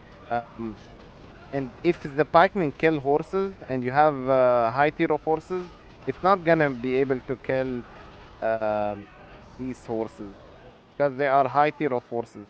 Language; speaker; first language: English; non-native, fluent; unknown